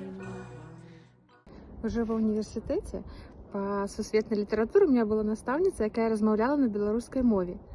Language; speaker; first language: Belarusian; non-native, local second language; Russian